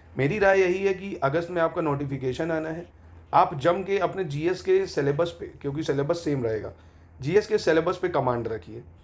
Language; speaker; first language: Hindi; native; Hindi